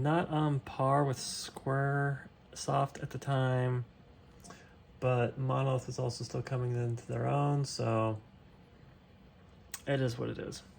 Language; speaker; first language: English; native; English